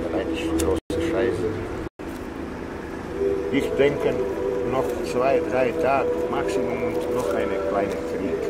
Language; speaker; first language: German; non-native, learner; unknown